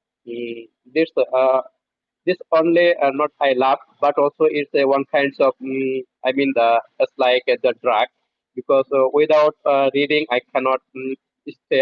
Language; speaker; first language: English; non-native, learner; Bangla